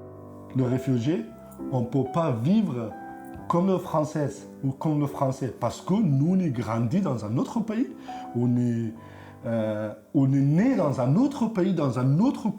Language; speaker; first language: French; non-native, learner; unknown